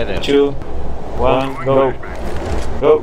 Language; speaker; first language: English; non-native, learner; Spanish